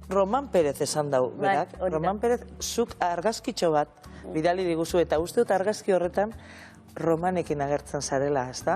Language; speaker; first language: Basque; native; Basque